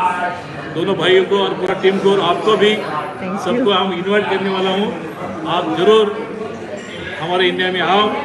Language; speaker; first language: Hindi; non-native, local second language; Marathi